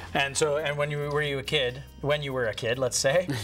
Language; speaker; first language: English; native; English